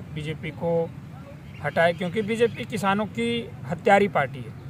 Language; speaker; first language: Hindi; native; Hindi